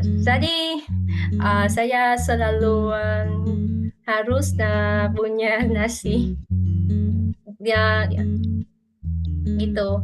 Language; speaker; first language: Indonesian; non-native, fluent; Vietnamese